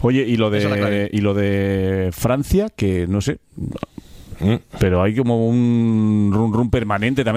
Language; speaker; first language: Spanish; native; Spanish